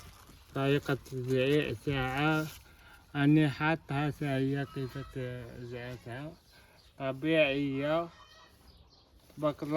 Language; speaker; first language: Arabic; native; Arabic